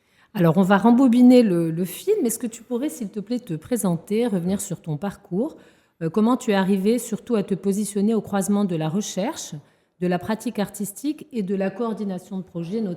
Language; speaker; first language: French; non-native, local second language; Arabic